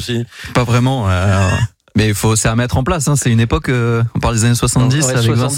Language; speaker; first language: French; native; French